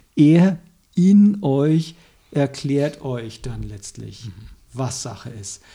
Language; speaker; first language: German; native; German